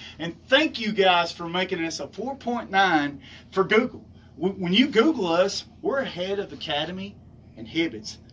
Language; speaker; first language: English; native; English